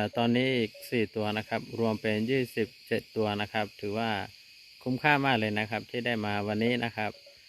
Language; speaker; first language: Thai; non-native, local second language; Karen languages